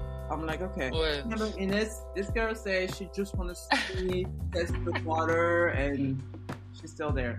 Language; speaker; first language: English; non-native, fluent; French